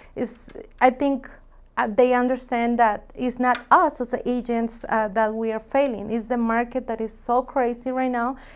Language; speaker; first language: English; non-native, fluent; Spanish